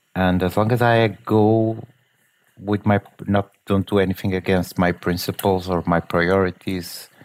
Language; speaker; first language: English; non-native, fluent; Portuguese